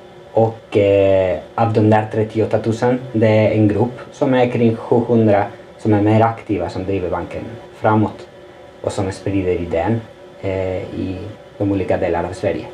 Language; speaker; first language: Swedish; non-native, fluent; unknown